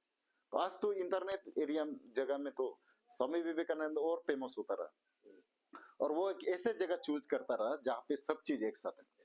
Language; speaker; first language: Hindi; non-native, local second language; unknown